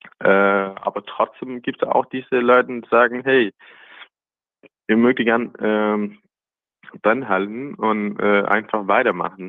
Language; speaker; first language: German; non-native, learner; Danish